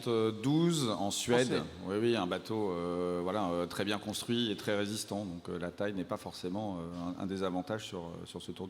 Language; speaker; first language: French; native; French